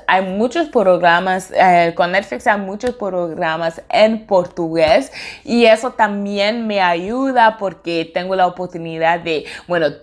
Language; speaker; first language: Spanish; non-native, fluent; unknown